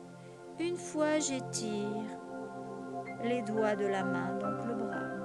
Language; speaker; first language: French; native; French